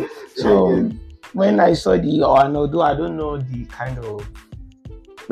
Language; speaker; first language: English; non-native, local second language; Yoruba